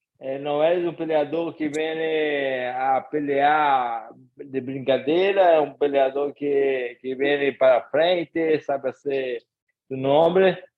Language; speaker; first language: Spanish; non-native, learner; Portuguese